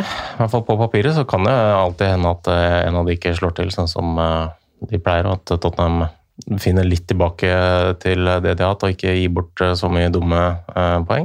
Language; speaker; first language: Norwegian; native; Norwegian